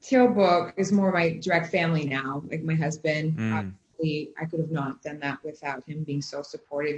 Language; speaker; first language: English; native; English